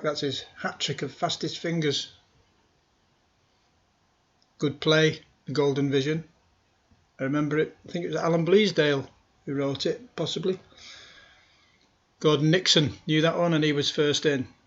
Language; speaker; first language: English; native; English